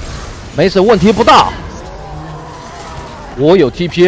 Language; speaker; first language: Chinese; native; Chinese